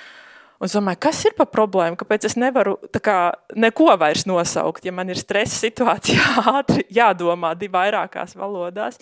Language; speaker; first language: Latvian; native; Latvian